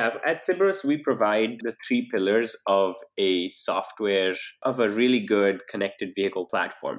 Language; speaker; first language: English; non-native, local second language; Hindi